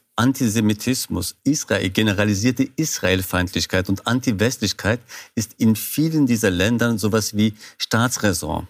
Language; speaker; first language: German; non-native, fluent; Kurdish